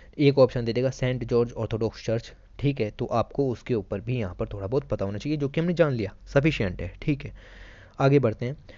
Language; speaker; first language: Hindi; native; Hindi